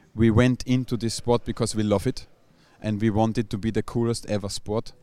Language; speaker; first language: English; non-native, fluent; German